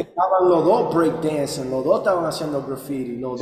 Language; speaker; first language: Spanish; early bilingual, heritage; Spanish